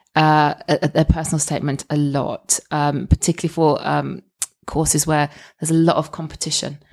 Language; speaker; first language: English; native; English